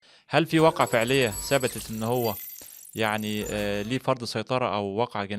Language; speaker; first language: Arabic; native; Arabic